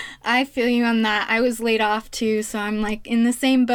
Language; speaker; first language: English; early bilingual, other home language; Spanish